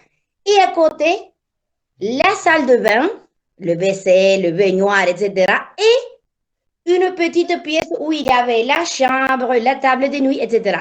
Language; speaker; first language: French; non-native, learner; Spanish